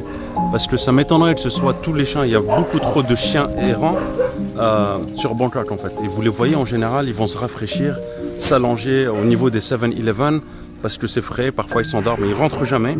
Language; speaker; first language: French; native; French